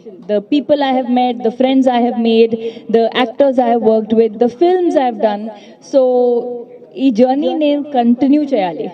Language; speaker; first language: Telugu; non-native, fluent; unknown